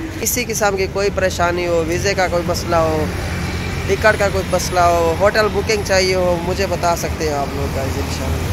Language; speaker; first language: Urdu; non-native, local second language; Saraiki